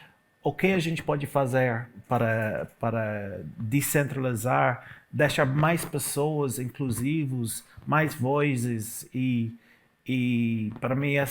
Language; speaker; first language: Portuguese; non-native, fluent; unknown